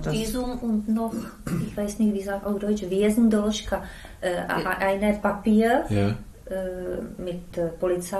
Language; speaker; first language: German; non-native, learner; Czech